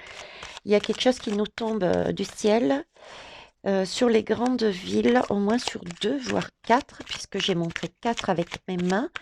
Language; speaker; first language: French; native; French